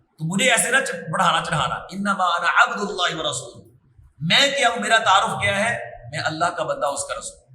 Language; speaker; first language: Urdu; non-native, local second language; Punjabi